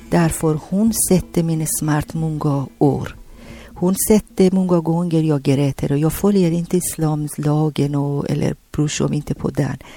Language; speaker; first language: Swedish; non-native, learner; Persian